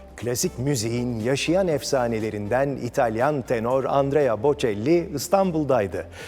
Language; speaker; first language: Turkish; native; Turkish